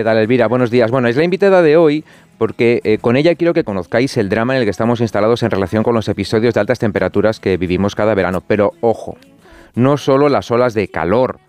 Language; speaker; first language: Spanish; native; Spanish